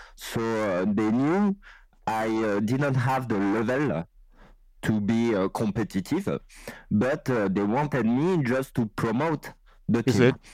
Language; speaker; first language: English; non-native, learner; French